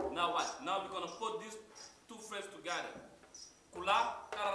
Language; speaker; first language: English; non-native, learner; French